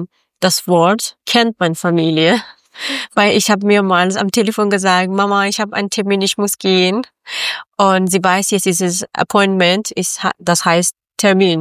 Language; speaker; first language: German; non-native, fluent; Persian